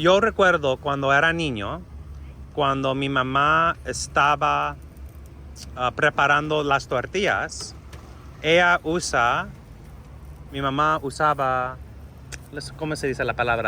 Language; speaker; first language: Spanish; non-native, learner; English